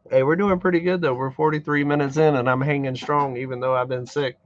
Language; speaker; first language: English; native; English